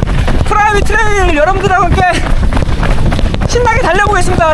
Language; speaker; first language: Korean; native; Korean